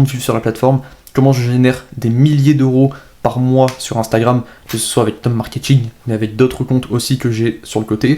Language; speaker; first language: French; native; French